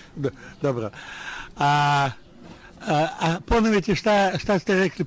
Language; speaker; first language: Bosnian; non-native, learner; Russian